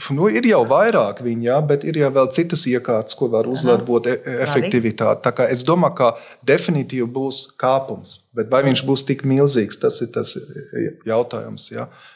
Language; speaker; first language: Latvian; non-native, local second language; Russian